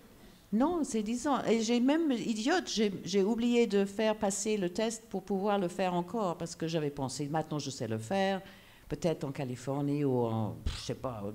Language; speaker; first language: French; non-native, fluent; English